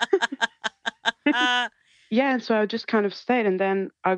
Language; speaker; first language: English; non-native, fluent; French